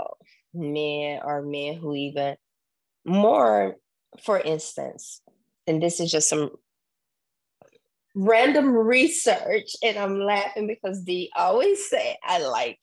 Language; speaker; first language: English; native; English